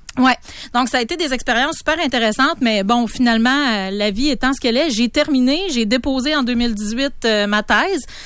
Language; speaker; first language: French; native; French